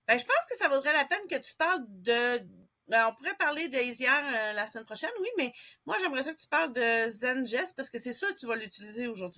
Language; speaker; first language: French; native; French